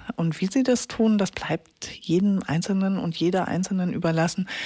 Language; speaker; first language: German; native; German